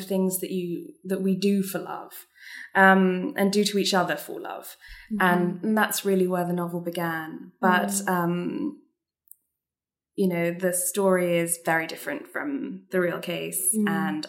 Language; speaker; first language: English; native; English